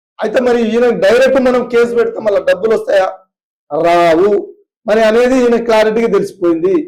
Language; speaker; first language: Telugu; non-native, local second language; Lambadi